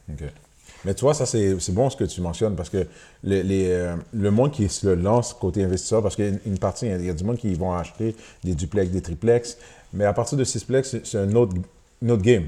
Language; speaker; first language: French; early bilingual, other home language; Haitian Creole